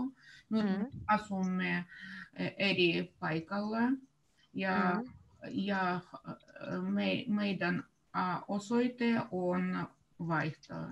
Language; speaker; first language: Finnish; non-native, learner; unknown